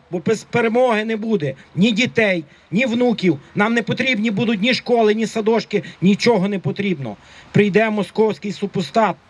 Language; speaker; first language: Ukrainian; native; Ukrainian